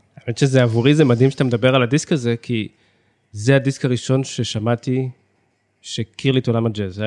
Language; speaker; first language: Hebrew; native; Hebrew